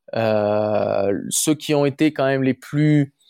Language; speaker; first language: French; native; French